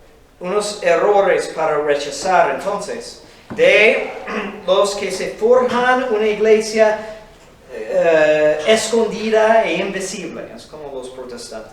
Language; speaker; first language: Spanish; non-native, fluent; English